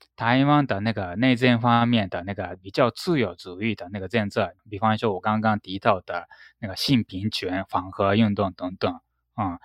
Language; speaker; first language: Chinese; non-native, fluent; Japanese